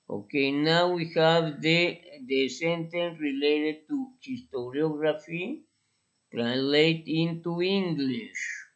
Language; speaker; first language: English; non-native, fluent; Spanish